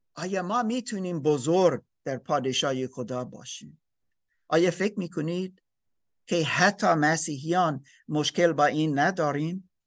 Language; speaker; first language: Persian; non-native, learner; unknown